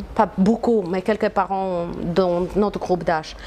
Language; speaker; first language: French; non-native, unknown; Polish